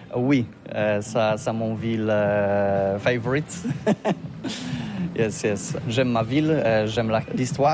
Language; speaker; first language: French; non-native, learner; Polish